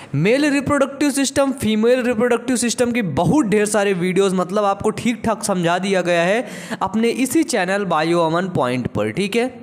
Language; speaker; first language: Hindi; native; Hindi